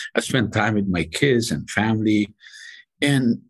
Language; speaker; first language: English; non-native, fluent; Persian